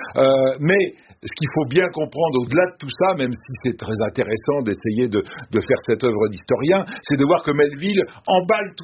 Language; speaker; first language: French; native; French